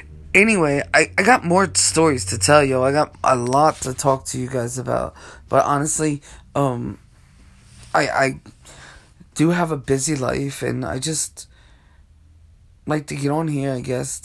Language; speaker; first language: English; native; English